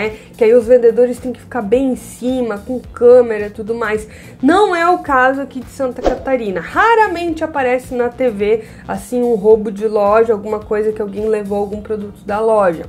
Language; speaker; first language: Portuguese; native; Portuguese